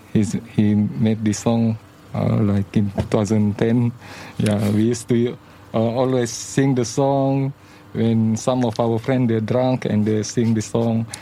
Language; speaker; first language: English; non-native, learner; Malay